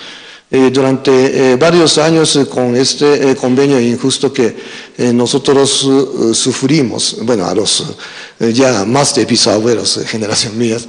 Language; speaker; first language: Spanish; non-native, fluent; Japanese